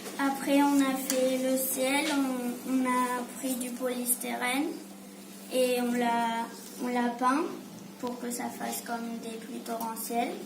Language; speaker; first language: French; non-native, local second language; Spanish